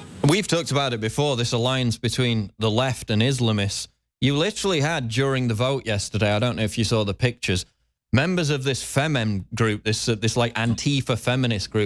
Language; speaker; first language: English; native; English